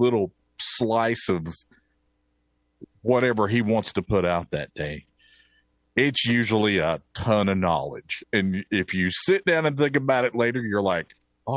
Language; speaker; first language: English; native; English